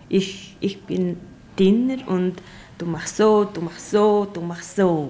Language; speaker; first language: German; non-native, learner; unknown